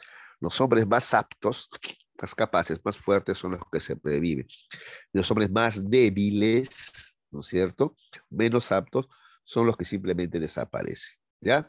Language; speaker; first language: Spanish; native; Spanish